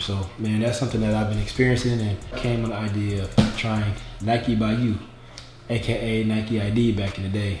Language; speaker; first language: English; native; English